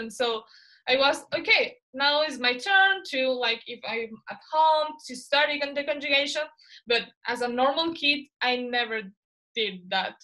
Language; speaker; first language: English; non-native, fluent; Spanish